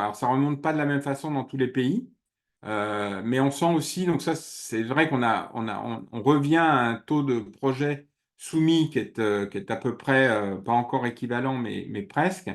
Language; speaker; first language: French; native; French